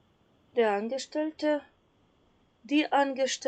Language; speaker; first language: German; non-native, fluent; Macedonian